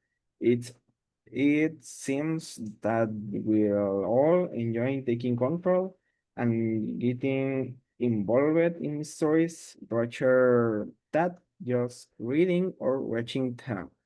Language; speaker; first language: English; non-native, learner; Spanish